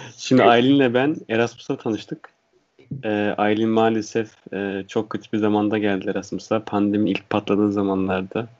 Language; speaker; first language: Turkish; native; Turkish